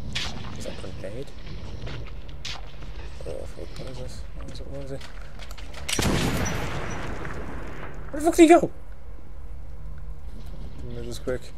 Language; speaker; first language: English; native; English